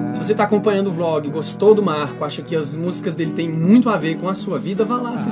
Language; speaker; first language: Portuguese; native; Portuguese